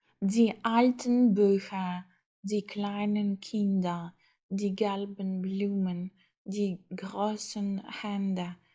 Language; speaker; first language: German; non-native, fluent; Ukrainian